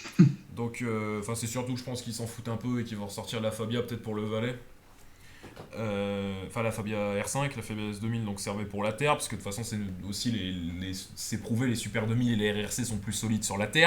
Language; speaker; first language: French; native; French